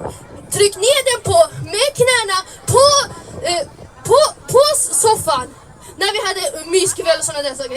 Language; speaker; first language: Swedish; early bilingual, other home language; Somali